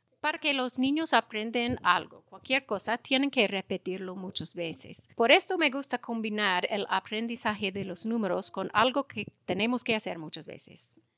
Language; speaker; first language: Spanish; non-native, fluent; English